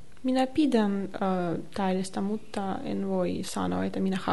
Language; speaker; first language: Finnish; non-native, learner; Russian